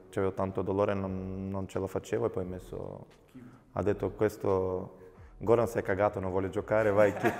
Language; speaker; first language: Italian; non-native, fluent; Macedonian